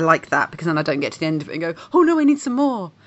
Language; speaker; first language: English; native; English